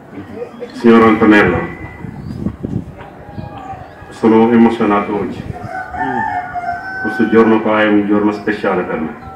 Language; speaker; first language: Italian; non-native, learner; Wolof